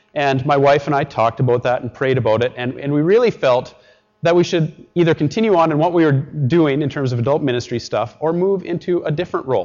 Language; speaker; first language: English; native; English